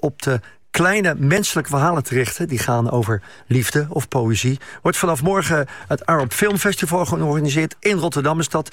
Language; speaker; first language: Dutch; native; Dutch